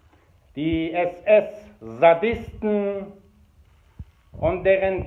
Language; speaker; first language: German; non-native, fluent; Persian